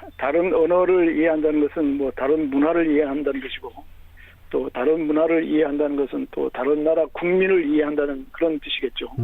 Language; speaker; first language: Korean; native; Korean